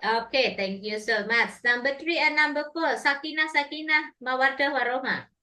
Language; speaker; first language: English; non-native, fluent; Indonesian